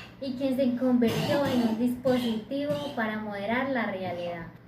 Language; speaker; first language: Spanish; native; Spanish